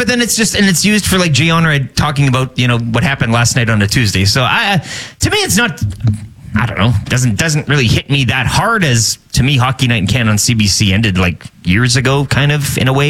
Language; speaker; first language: English; native; English